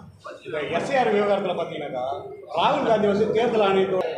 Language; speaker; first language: Tamil; native; Tamil